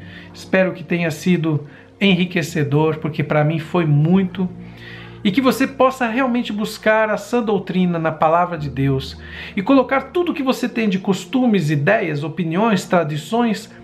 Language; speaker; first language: Portuguese; native; Portuguese